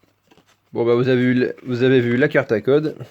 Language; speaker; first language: French; native; French